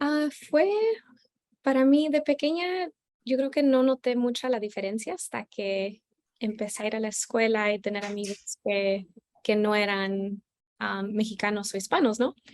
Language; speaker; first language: Spanish; early bilingual, heritage; Spanish